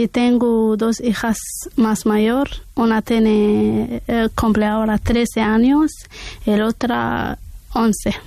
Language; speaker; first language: Spanish; non-native, learner; Arabic